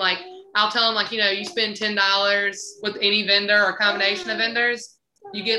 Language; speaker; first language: English; native; English